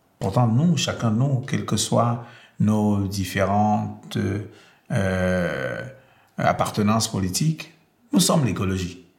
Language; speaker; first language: French; non-native, local second language; Basaa